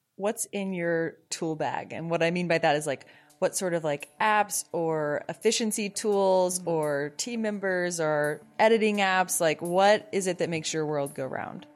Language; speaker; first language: English; non-native, fluent; Portuguese